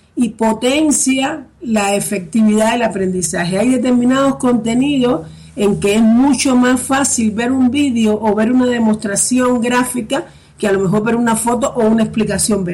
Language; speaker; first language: Spanish; native; Spanish